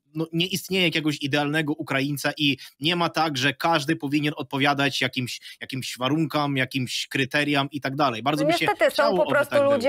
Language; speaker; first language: Polish; non-native, fluent; Ukrainian